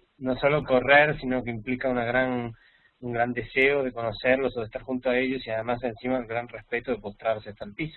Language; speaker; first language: Spanish; native; Spanish